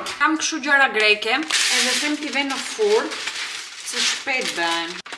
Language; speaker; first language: Albanian; early bilingual, heritage; Albanian